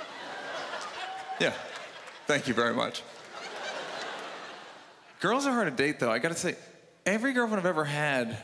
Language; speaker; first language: English; native; English